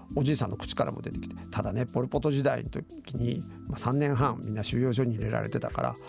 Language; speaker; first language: Japanese; native; Japanese